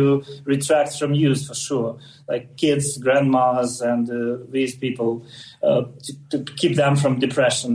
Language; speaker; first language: English; non-native, fluent; Russian